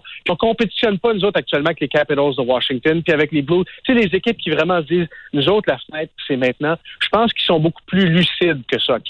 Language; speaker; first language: French; native; French